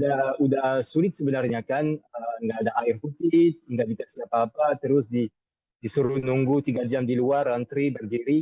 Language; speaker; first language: Indonesian; non-native, fluent; French